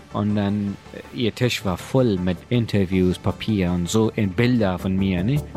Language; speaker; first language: German; non-native, learner; Persian